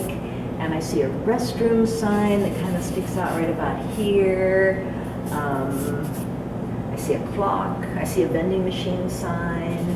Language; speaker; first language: English; native; English